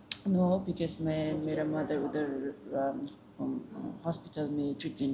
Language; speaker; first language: Hindi; non-native, learner; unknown